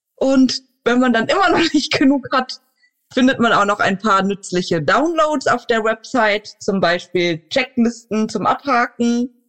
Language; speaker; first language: German; native; German